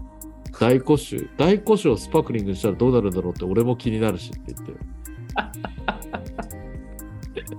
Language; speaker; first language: Japanese; native; Japanese